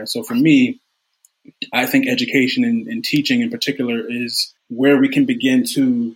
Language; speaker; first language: English; native; English